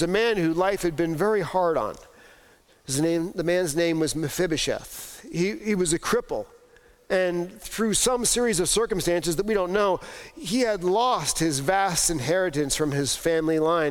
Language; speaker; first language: English; native; English